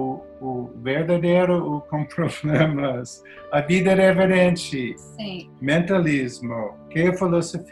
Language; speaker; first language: Portuguese; non-native, learner; English